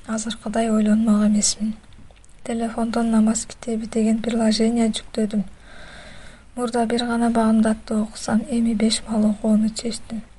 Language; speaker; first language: Kyrgyz; native; Kyrgyz